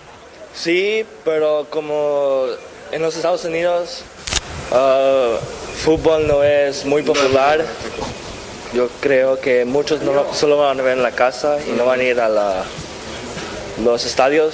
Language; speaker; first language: Spanish; early bilingual, heritage; Spanish